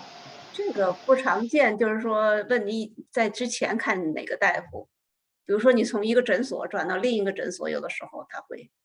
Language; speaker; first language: Chinese; native; Chinese